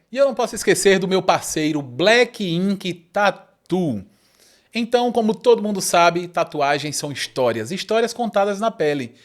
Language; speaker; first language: Portuguese; native; Portuguese